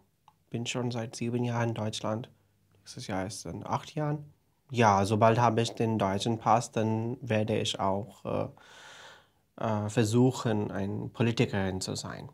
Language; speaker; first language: German; non-native, fluent; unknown